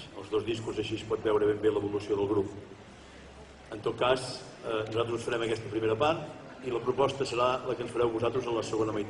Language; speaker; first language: Catalan; native; Catalan